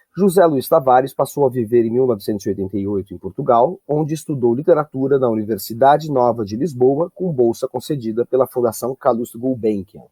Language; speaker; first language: Portuguese; native; Portuguese